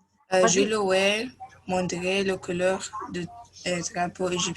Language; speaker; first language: French; non-native, learner; Arabic